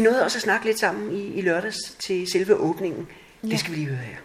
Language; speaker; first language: Danish; native; Danish